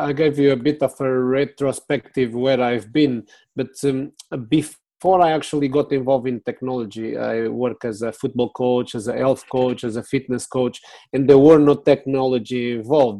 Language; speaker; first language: English; non-native, fluent; Portuguese